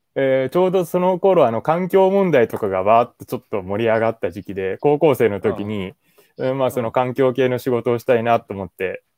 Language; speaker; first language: Japanese; native; Japanese